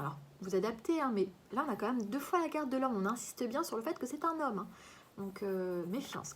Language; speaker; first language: French; native; French